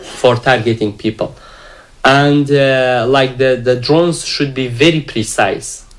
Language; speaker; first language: English; non-native, fluent; Kurdish